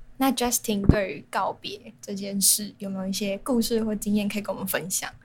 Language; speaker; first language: Chinese; native; Chinese